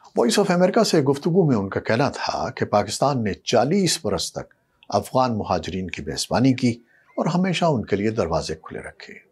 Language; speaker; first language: Urdu; native; Urdu